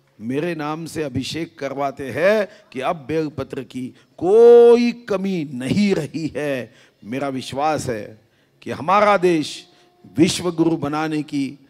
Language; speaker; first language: Hindi; non-native, local second language; Marathi